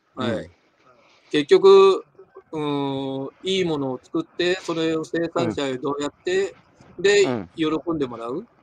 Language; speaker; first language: Japanese; native; Japanese